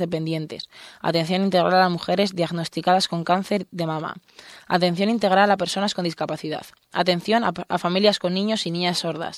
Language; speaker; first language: Spanish; native; Spanish